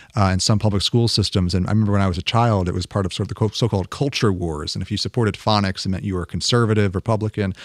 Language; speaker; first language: English; native; English